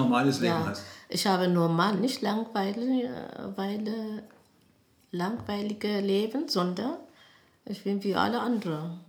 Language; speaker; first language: German; non-native, learner; Amharic